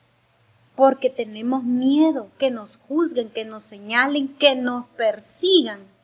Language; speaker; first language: Spanish; native; Spanish